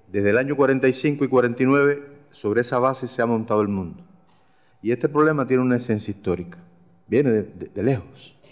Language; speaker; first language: Spanish; native; Spanish